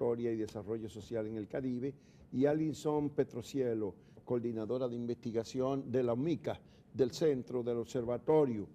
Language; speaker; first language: Spanish; native; Spanish